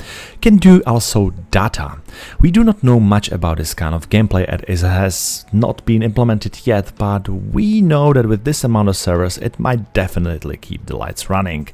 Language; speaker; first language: English; non-native, fluent; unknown